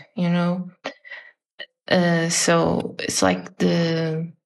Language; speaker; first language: English; non-native, fluent; Portuguese